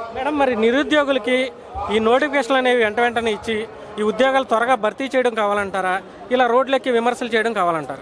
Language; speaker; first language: Telugu; native; Telugu